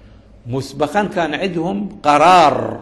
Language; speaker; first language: Arabic; native; Arabic